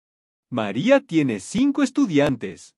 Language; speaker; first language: Spanish; non-native, learner; English